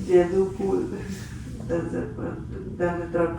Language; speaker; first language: French; non-native, learner; Spanish